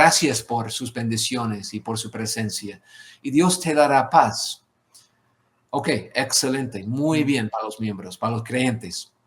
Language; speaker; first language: Spanish; non-native, fluent; English